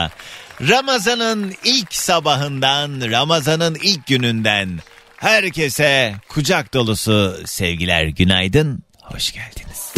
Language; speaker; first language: Turkish; native; Turkish